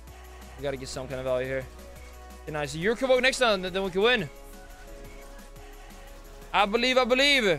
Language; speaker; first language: English; non-native, fluent; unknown